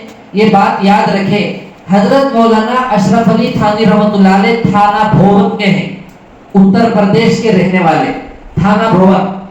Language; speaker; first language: Urdu; native; Urdu